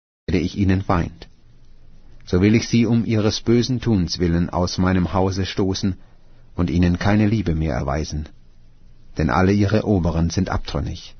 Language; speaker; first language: German; native; German